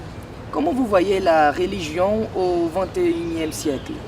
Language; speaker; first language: French; non-native, learner; Portuguese